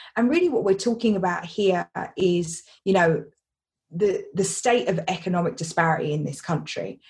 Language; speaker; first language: English; native; English